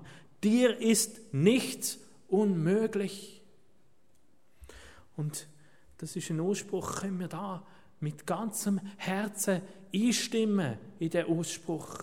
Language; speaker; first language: German; native; German